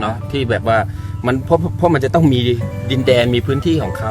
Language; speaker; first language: Thai; native; Thai